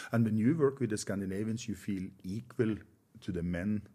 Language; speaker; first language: English; non-native, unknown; Norwegian